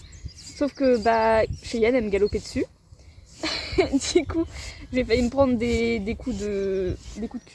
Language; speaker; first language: French; native; French